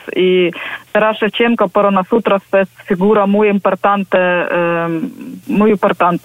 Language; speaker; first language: Spanish; non-native, learner; Ukrainian